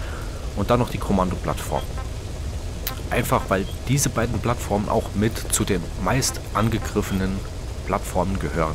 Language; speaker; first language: German; native; German